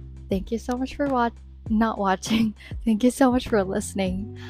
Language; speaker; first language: English; non-native, fluent; Japanese